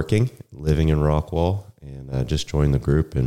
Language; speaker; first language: English; native; English